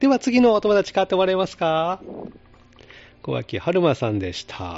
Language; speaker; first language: Japanese; native; Japanese